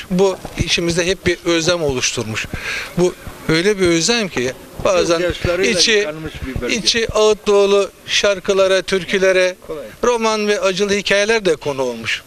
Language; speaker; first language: Turkish; native; Turkish